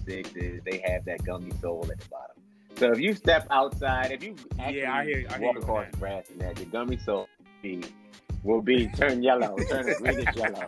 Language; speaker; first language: English; native; English